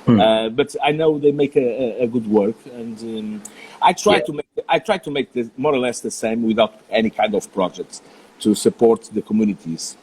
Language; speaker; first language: English; non-native, learner; Portuguese